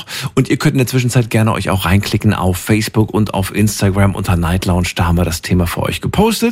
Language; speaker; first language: German; native; German